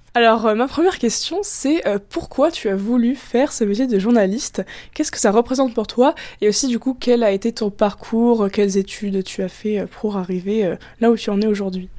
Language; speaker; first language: French; native; French